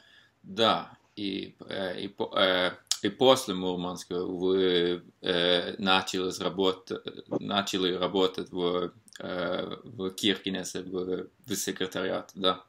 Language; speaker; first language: Russian; non-native, fluent; Norwegian